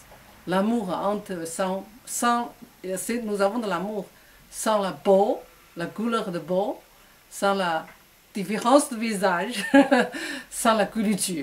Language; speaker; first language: French; non-native, learner; Chinese